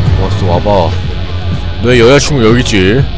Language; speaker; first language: Korean; native; Korean